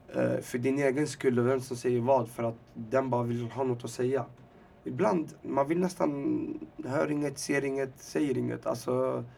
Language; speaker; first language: Swedish; early bilingual, other home language; Arabic